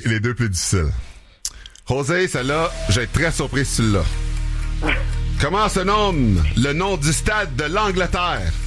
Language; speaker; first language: French; native; French